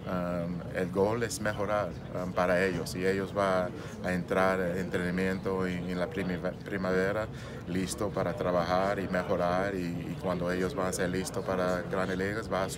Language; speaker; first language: Spanish; non-native, learner; English